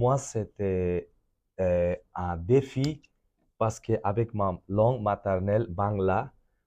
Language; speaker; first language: French; non-native, fluent; Bangla